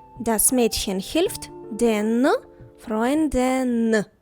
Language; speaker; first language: German; non-native, fluent; Ukrainian